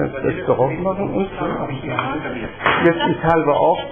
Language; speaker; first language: German; non-native, fluent; Persian